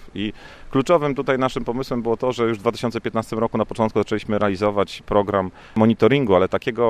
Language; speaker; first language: Polish; native; Polish